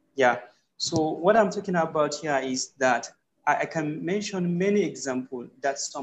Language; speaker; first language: English; non-native, local second language; Hausa